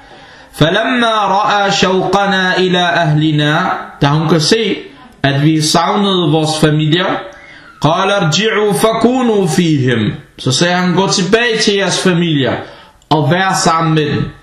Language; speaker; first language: Danish; non-native, fluent; Arabic